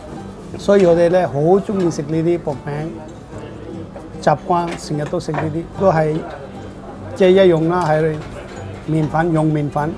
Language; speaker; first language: Cantonese; non-native, fluent; Urdu